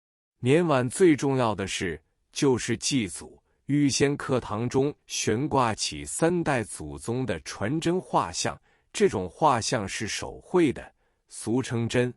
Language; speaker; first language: Chinese; native; Chinese